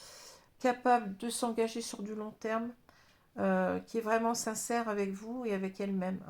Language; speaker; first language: French; native; French